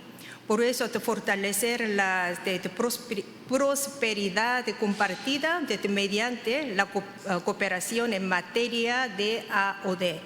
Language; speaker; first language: Spanish; non-native, fluent; Korean